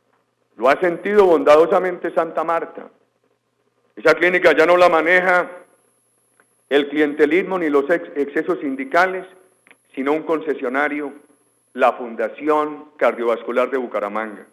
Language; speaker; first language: Spanish; native; Spanish